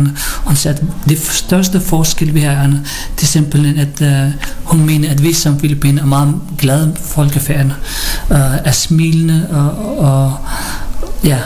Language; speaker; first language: Danish; early bilingual, other home language; Filipino